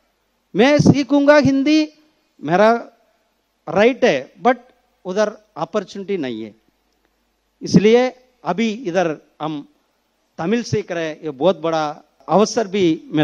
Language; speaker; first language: Hindi; non-native, local second language; Tamil